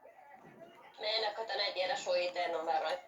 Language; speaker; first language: Finnish; native; Finnish